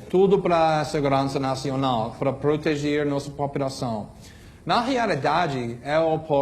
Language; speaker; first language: Portuguese; non-native, fluent; English